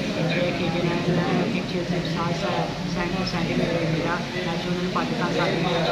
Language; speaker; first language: Korean; non-native, learner; Urdu